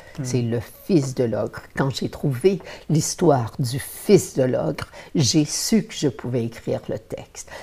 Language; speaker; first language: French; native; French